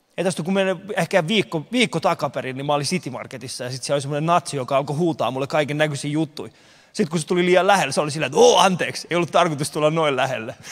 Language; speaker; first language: Finnish; early bilingual, other home language; Persian